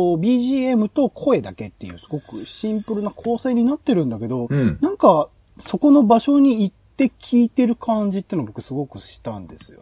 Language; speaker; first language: Japanese; native; Japanese